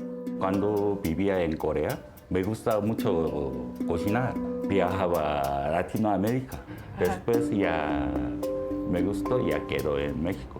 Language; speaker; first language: Spanish; non-native, learner; Korean